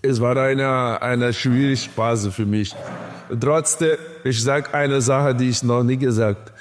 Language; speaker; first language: German; non-native, learner; Portuguese